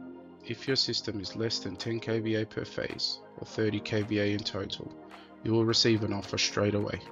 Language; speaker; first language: English; native; English